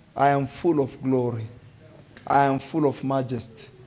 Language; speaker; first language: English; non-native, local second language; Swahili